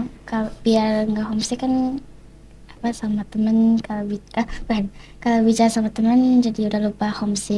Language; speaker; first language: Indonesian; early bilingual, heritage; Indonesian